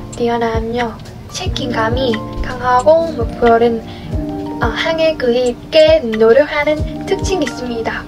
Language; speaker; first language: Korean; non-native, learner; Vietnamese